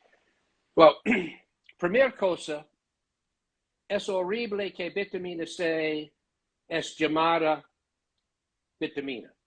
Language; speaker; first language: Spanish; non-native, learner; English